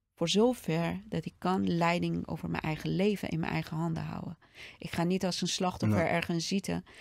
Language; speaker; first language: Dutch; non-native, fluent; Persian